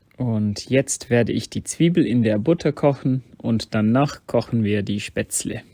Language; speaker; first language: German; non-native, fluent; English